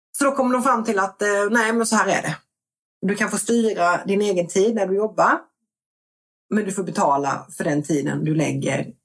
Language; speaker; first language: Swedish; native; Swedish